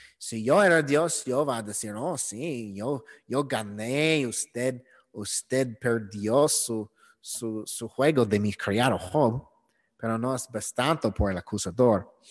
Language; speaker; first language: Spanish; non-native, learner; English